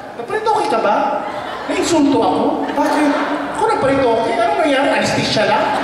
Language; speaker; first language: Filipino; native; Filipino